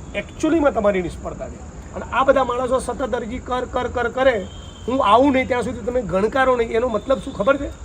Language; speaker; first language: Gujarati; native; Gujarati